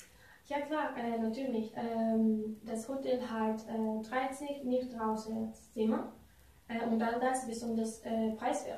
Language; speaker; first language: German; non-native, learner; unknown